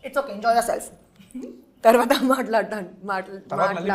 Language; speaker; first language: Telugu; non-native, learner; Hindi